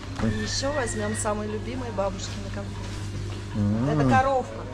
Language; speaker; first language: Russian; native; Russian